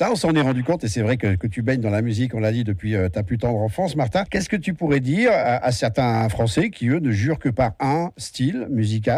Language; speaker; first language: French; native; French